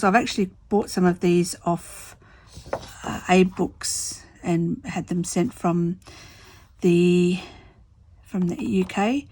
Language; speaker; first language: English; native; English